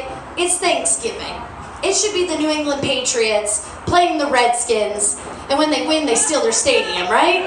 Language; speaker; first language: English; native; English